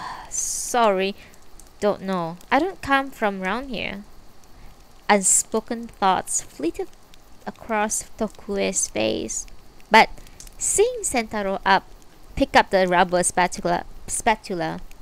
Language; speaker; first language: English; non-native, local second language; Cantonese